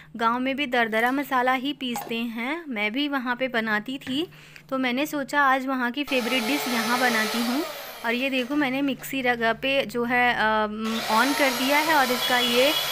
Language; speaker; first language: Hindi; native; Hindi